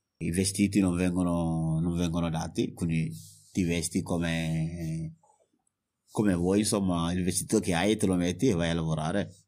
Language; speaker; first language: Italian; non-native, fluent; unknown